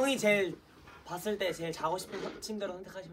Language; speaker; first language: Korean; native; Korean